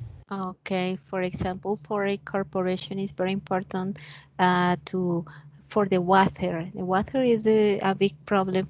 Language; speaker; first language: English; non-native, learner; Spanish